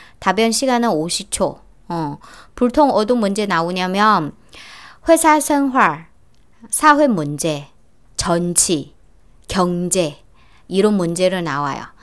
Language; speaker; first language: Korean; non-native, fluent; Chinese